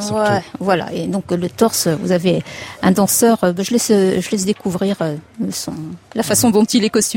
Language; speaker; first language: French; native; French